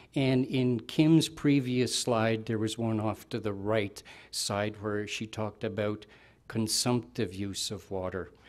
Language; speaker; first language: English; native; English